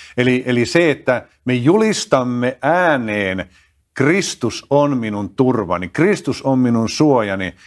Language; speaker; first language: Finnish; native; Finnish